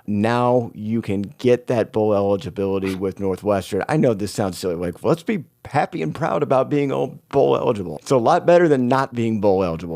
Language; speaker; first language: English; native; English